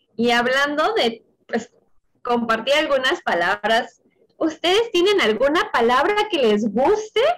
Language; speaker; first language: Spanish; native; Spanish